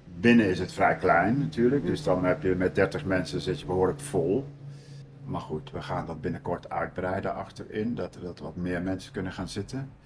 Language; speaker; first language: Dutch; native; Dutch